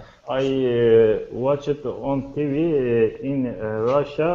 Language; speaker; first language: English; non-native, learner; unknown